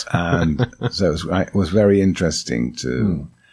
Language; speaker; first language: English; native; English